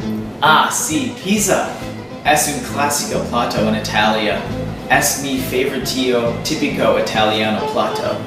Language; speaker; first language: Spanish; non-native, learner; English